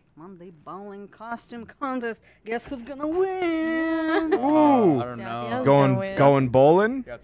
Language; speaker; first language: English; non-native, fluent; Russian